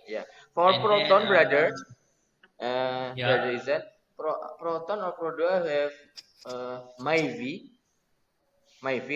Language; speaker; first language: English; non-native, learner; Indonesian